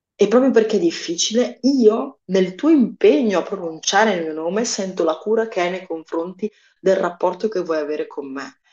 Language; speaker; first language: Italian; early bilingual, other home language; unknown